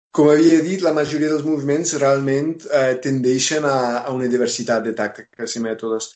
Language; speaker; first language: Catalan; non-native, fluent; English